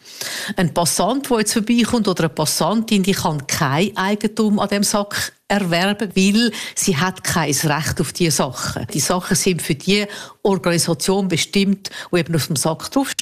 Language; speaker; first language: German; native; German